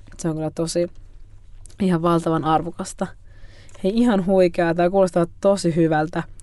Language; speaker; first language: Finnish; native; Finnish